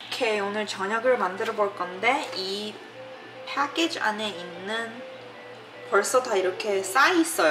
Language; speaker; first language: Korean; early bilingual, heritage; Korean